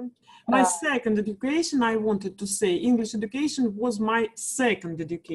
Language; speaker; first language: English; non-native, learner; Russian